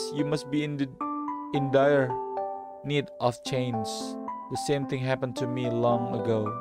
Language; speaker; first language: English; non-native, fluent; Indonesian